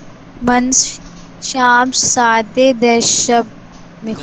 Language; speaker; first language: Persian; non-native, learner; Urdu